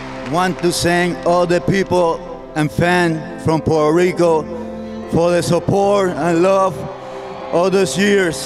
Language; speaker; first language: English; non-native, fluent; Spanish